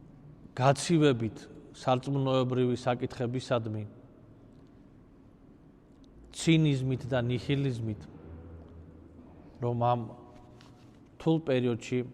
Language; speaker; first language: Georgian; native; Georgian